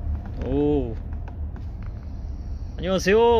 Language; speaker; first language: Korean; native; Korean